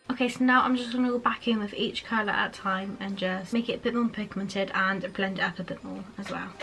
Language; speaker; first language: English; native; English